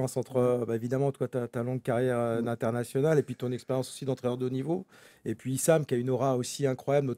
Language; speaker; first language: French; native; French